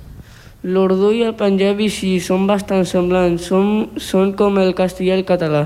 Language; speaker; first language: Catalan; early bilingual, other home language; Urdu